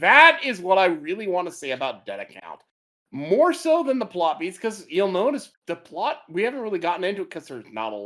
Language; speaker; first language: English; native; English